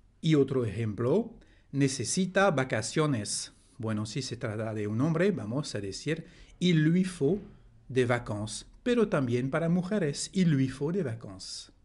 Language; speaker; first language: Spanish; non-native, fluent; French